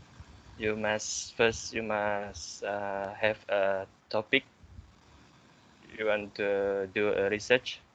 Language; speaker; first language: English; non-native, learner; Malay